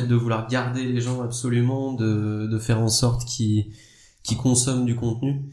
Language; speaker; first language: French; native; French